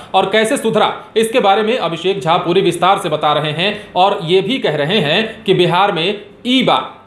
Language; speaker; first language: Hindi; native; Hindi